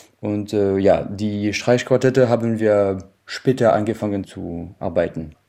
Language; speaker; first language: German; non-native, fluent; French